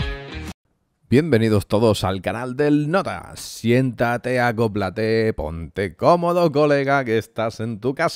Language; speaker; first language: Spanish; native; Spanish